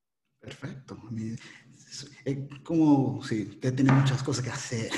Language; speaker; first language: Spanish; early bilingual, heritage; Spanish